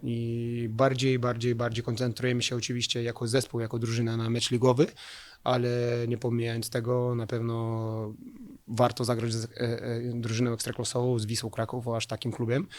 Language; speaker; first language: Polish; non-native, fluent; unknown